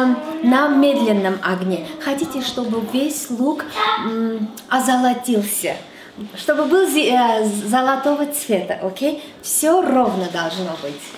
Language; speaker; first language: Russian; non-native, fluent; Armenian